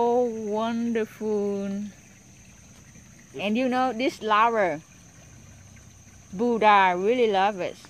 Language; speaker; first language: English; non-native, learner; Vietnamese